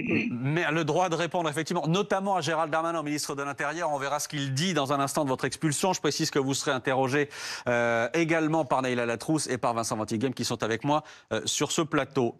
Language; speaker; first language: French; native; French